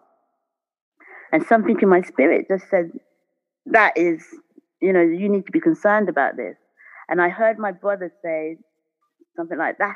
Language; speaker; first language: English; native; English